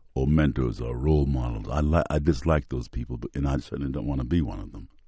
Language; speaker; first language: English; native; English